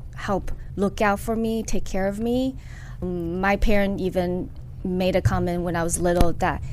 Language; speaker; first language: English; early bilingual, other home language; Chinese